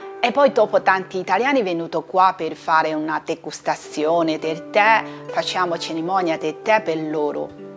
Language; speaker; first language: Italian; non-native, learner; Chinese